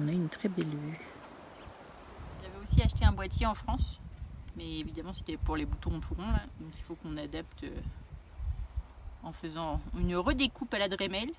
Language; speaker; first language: French; native; French